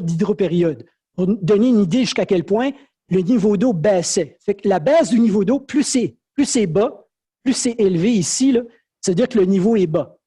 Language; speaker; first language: French; native; French